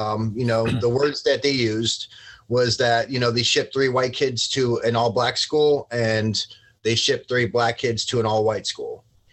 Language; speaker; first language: English; native; English